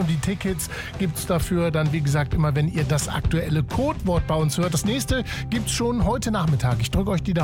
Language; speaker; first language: German; native; German